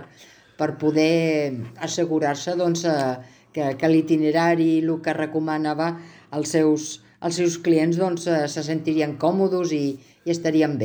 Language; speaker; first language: Catalan; native; Catalan